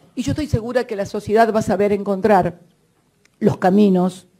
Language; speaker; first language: Spanish; native; Spanish